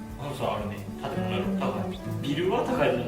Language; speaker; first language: Japanese; native; Japanese